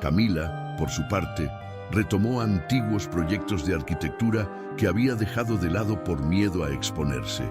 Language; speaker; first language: Spanish; native; Spanish